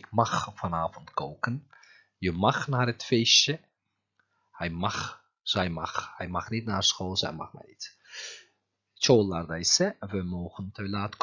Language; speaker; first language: Dutch; non-native, fluent; Turkish